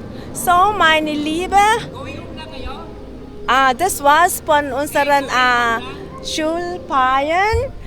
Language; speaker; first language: German; non-native, learner; Filipino